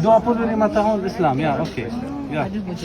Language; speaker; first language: Indonesian; non-native, fluent; Arabic